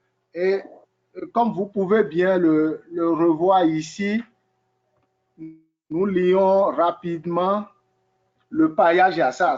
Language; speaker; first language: French; native; French